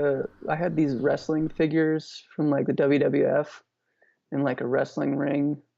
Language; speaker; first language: English; native; English